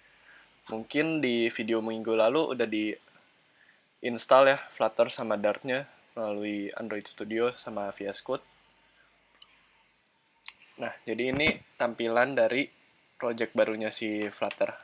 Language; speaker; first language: Indonesian; native; Indonesian